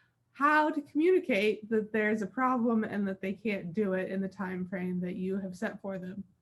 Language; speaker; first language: English; native; English